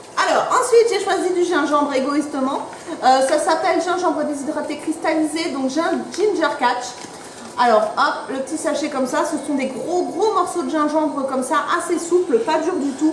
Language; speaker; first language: French; native; French